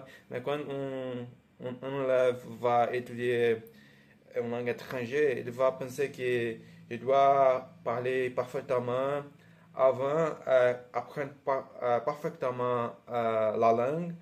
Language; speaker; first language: French; non-native, fluent; Portuguese